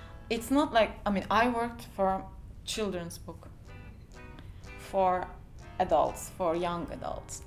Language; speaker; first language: English; non-native, fluent; Turkish